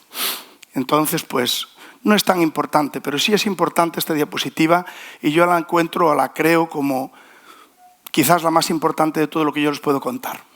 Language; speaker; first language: Spanish; native; Spanish